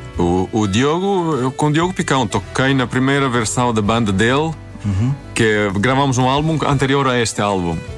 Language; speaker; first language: Portuguese; non-native, fluent; Swedish